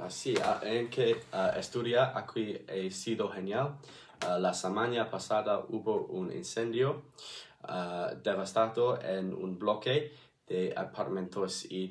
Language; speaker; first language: Spanish; non-native, learner; English